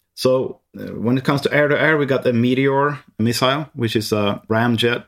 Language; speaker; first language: English; non-native, fluent; Swedish